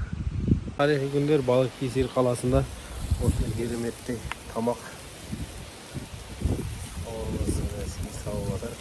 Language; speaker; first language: Turkish; non-native, learner; Kazakh